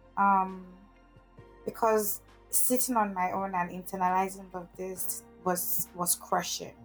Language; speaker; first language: English; non-native, local second language; Igbo